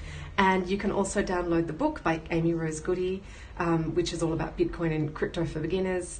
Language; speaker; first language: English; native; English